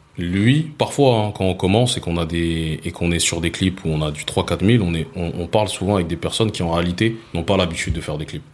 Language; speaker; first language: French; early bilingual, other home language; Lingala